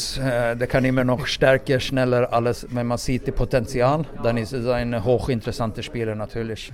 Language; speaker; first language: German; non-native, fluent; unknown